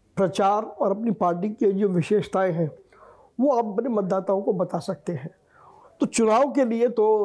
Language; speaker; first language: Hindi; native; Hindi